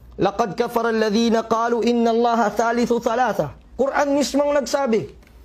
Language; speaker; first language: Filipino; non-native, local second language; Maranao